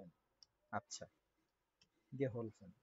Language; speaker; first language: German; non-native, learner; Bangla